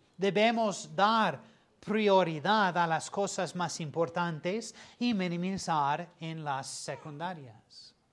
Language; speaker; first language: Spanish; non-native, fluent; English